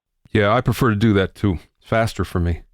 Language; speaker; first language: English; native; English